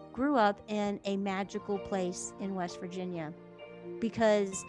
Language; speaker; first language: English; native; English